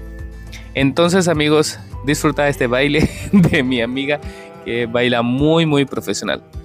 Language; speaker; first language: Spanish; non-native, learner; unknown